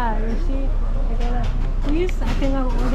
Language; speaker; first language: English; non-native, local second language; Cantonese